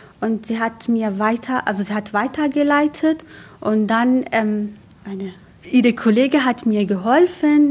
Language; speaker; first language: German; non-native, learner; Arabic